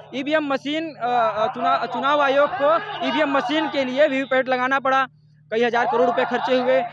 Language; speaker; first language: Hindi; native; Hindi